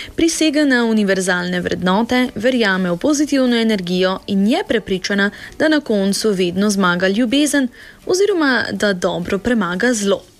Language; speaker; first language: Slovenian; native; Slovenian